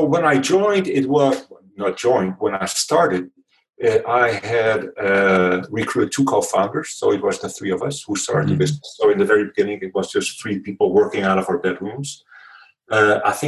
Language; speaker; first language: English; non-native, fluent; Dutch